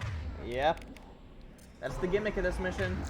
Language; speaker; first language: English; native; English